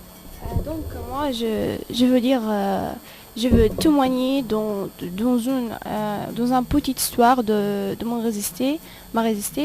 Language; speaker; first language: French; non-native, fluent; Arabic